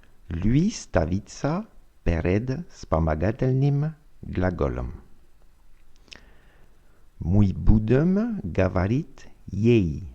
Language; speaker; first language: Russian; non-native, fluent; French